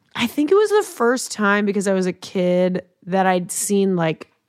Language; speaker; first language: English; native; English